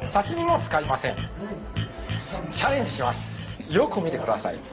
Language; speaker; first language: Japanese; non-native, learner; Chinese